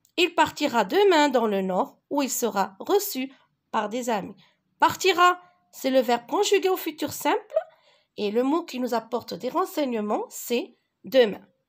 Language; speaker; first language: French; non-native, local second language; Arabic